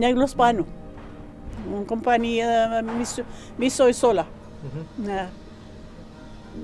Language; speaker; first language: Spanish; non-native, learner; Arabic